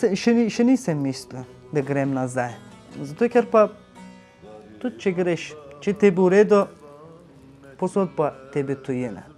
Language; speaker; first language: Slovenian; non-native, learner; Turkish